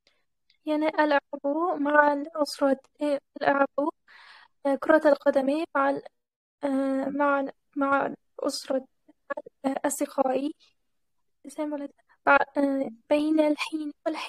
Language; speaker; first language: Arabic; non-native, learner; Uzbek